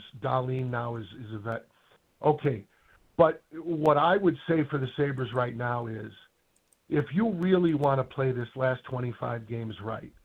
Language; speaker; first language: English; native; English